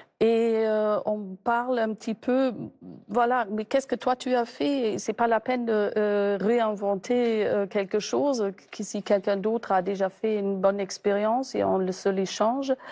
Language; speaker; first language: French; non-native, fluent; German